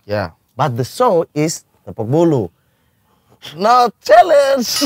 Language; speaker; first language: English; non-native, learner; Indonesian